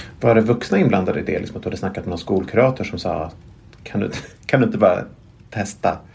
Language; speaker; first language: Swedish; native; Swedish